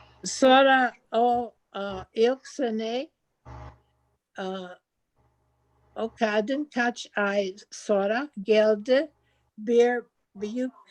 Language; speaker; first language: Turkish; non-native, learner; English